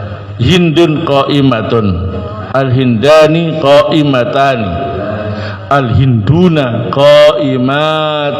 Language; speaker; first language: Arabic; non-native, fluent; Indonesian